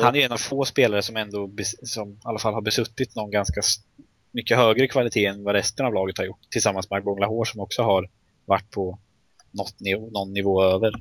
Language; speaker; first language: Swedish; native; Swedish